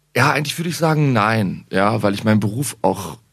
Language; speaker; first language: German; native; German